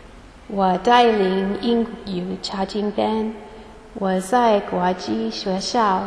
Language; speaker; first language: Chinese; non-native, fluent; English